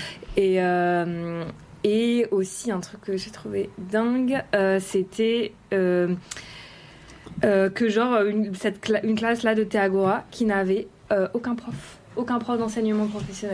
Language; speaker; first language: French; native; French